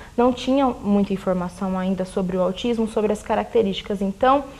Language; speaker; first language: Portuguese; native; Portuguese